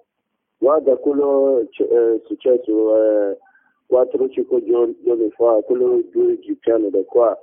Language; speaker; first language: Italian; non-native, learner; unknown